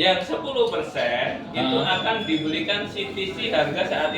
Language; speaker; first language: Indonesian; native; Indonesian